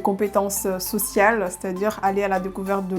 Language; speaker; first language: French; native; French